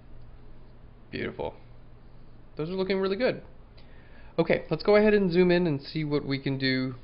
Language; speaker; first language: English; native; English